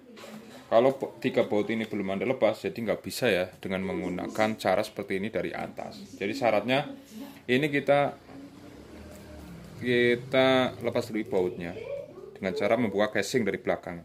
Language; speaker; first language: Indonesian; native; Indonesian